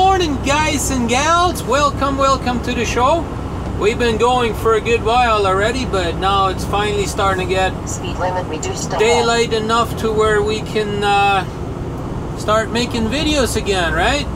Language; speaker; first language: English; native; English